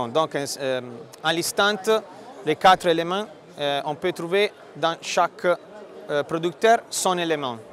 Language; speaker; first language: French; non-native, fluent; Italian